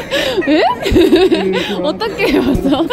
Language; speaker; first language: Korean; non-native, learner; Japanese